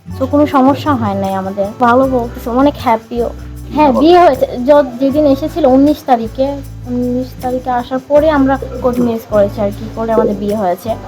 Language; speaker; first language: Bangla; native; Bangla